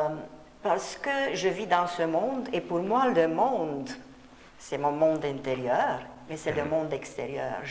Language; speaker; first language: French; non-native, fluent; Romanian